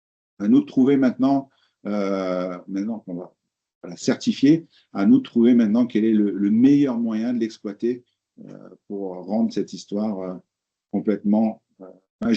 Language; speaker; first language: French; native; French